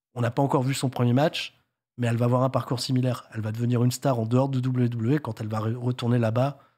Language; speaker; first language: French; native; French